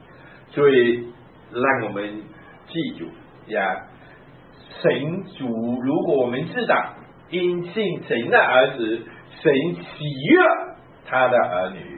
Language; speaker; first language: Chinese; native; Chinese